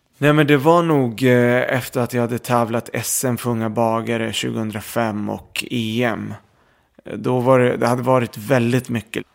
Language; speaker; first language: Swedish; early bilingual, other home language; Arabic